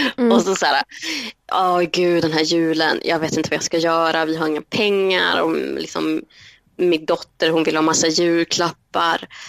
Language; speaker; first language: Swedish; early bilingual, other home language; Spanish